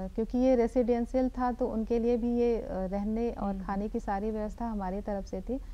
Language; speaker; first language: Hindi; native; Hindi